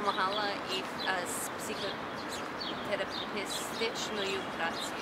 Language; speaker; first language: Ukrainian; early bilingual, heritage; Ukrainian